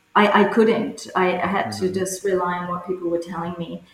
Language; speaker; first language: English; native; English